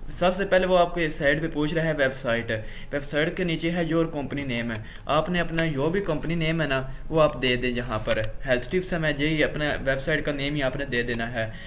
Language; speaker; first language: Urdu; non-native, local second language; Punjabi